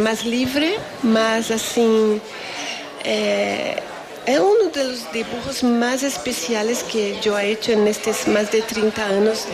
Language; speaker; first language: Spanish; non-native, fluent; Portuguese